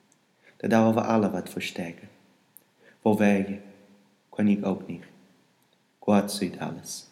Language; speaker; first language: German; non-native, learner; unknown